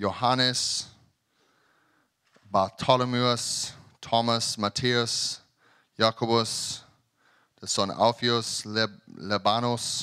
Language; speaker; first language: German; non-native, learner; English